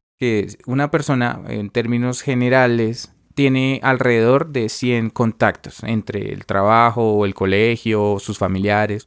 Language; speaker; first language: Spanish; native; Spanish